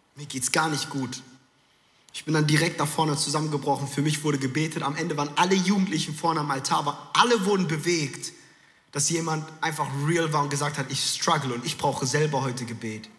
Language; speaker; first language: German; native; German